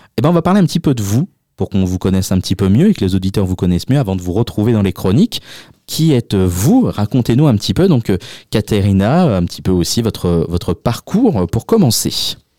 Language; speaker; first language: French; native; French